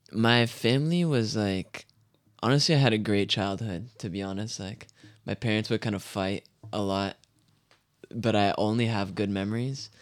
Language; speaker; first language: English; native; English